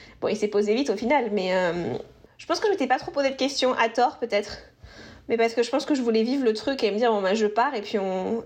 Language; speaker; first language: French; native; French